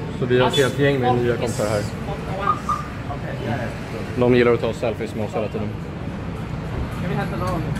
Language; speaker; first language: Swedish; native; Swedish